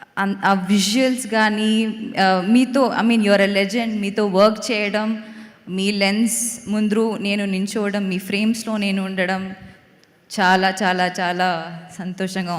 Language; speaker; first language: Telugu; non-native, fluent; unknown